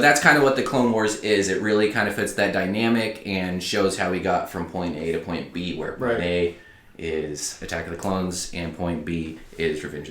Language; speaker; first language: English; native; English